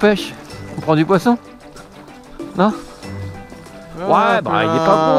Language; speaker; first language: French; native; French